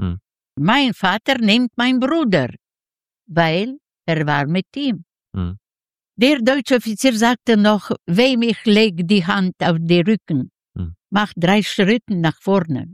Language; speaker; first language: German; non-native, learner; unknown